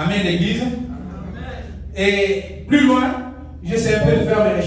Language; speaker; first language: French; non-native, local second language; Lingala